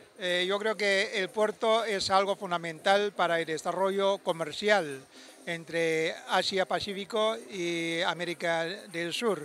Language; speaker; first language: Spanish; non-native, fluent; Chinese